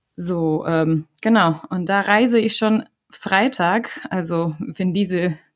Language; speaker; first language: German; non-native, fluent; Spanish